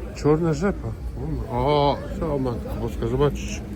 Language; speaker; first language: Russian; non-native, learner; Polish